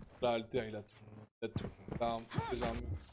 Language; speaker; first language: French; native; French